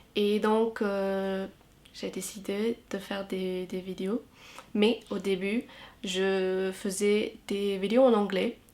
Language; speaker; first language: French; non-native, fluent; English